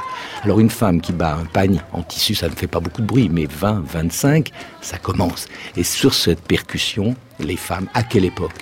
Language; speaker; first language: French; native; French